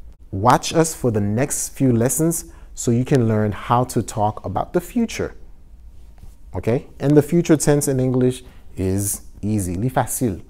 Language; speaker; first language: English; non-native, fluent; Haitian Creole